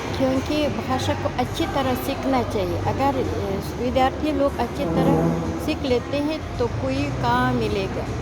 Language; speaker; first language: Hindi; non-native, fluent; Uzbek